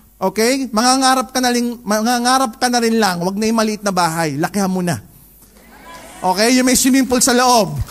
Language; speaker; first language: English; non-native, local second language; Filipino